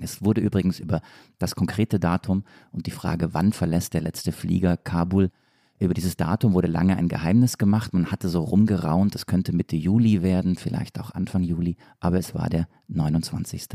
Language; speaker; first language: German; native; German